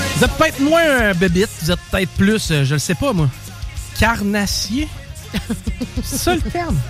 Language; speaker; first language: French; non-native, local second language; English